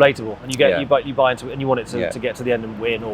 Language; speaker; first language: English; native; English